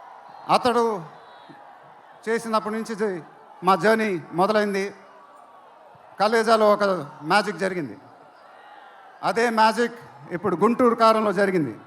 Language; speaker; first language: Telugu; native; Telugu